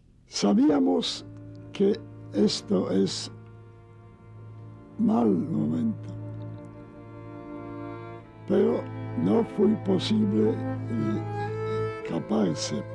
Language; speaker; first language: Spanish; non-native, learner; Yiddish